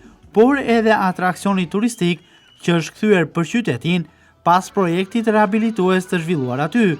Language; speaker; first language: Albanian; native; Albanian